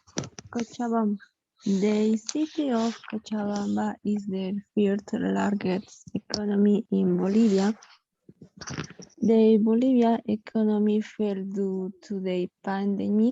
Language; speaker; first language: English; non-native, learner; Spanish